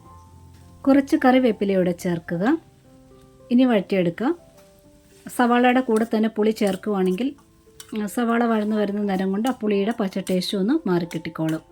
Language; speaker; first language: Malayalam; native; Malayalam